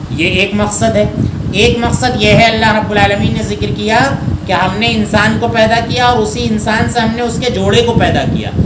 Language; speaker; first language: Urdu; native; Urdu